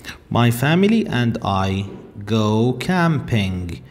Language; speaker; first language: English; non-native, fluent; Arabic